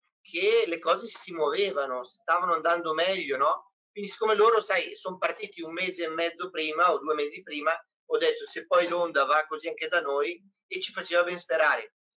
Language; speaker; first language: Italian; native; Italian